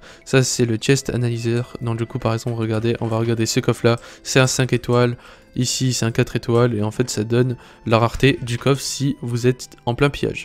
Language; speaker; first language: French; native; French